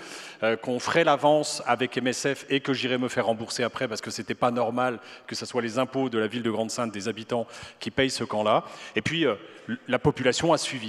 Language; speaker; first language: French; native; French